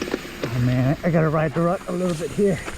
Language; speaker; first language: English; native; English